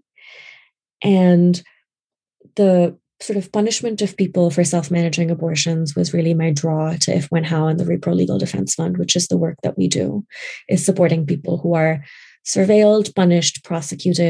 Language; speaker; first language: English; non-native, local second language; Urdu